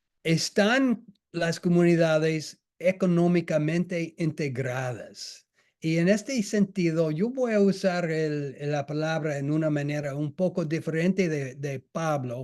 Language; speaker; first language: Spanish; non-native, fluent; English